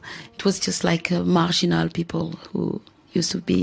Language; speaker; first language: English; non-native, fluent; Wolof